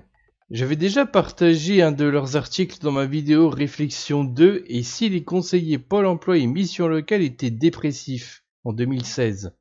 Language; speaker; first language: French; native; French